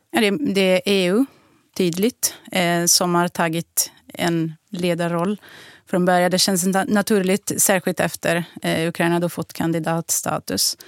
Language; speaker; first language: Swedish; non-native, fluent; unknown